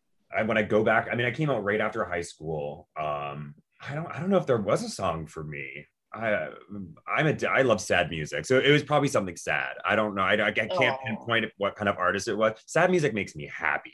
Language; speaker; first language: English; native; English